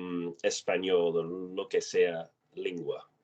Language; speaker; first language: Spanish; non-native, learner; English